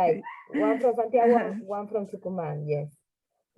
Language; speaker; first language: English; non-native, fluent; Spanish